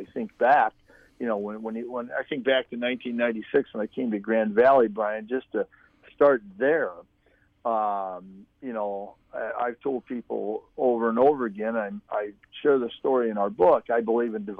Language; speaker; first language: English; native; English